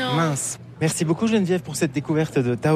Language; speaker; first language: French; native; French